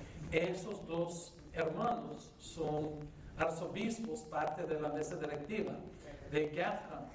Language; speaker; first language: Spanish; non-native, fluent; English